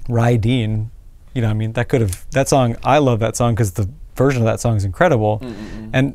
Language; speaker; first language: English; native; English